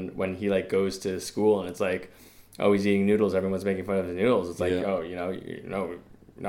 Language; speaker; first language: English; native; English